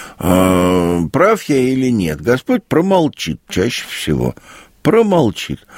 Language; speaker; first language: Russian; native; Russian